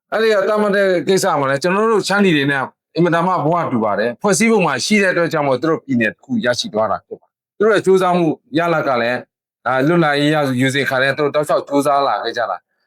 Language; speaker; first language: Burmese; non-native, local second language; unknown